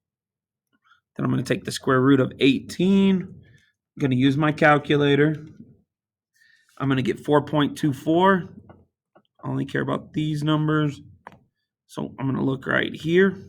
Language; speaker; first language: English; native; English